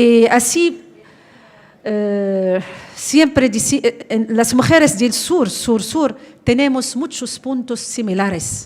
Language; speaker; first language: Spanish; non-native, fluent; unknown